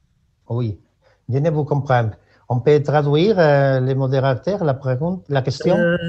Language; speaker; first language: French; non-native, learner; Spanish